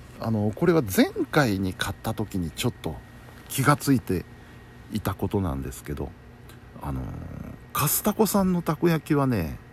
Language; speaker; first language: Japanese; native; Japanese